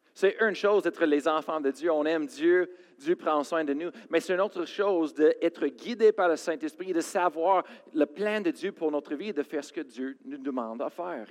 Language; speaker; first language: French; non-native, fluent; English